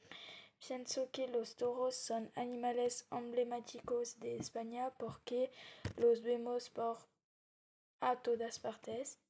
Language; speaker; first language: Spanish; non-native, learner; French